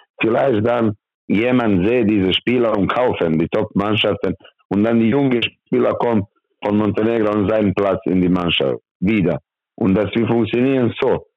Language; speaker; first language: German; non-native, learner; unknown